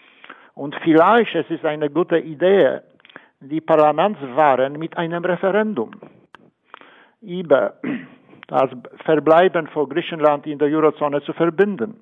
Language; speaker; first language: German; non-native, fluent; Polish